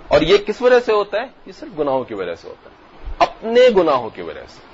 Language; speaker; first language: Urdu; native; Urdu